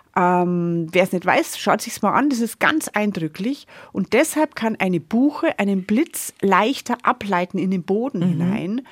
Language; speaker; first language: German; native; German